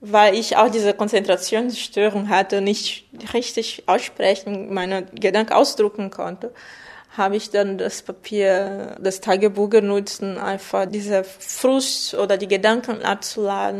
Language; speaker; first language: German; non-native, fluent; Portuguese